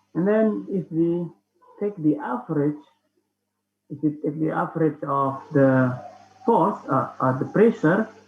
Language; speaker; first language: English; non-native, fluent; Indonesian